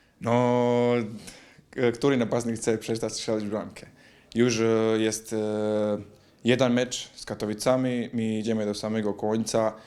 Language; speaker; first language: Polish; non-native, learner; Croatian